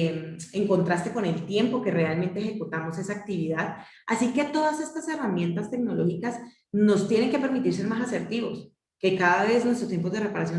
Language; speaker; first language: Spanish; native; Spanish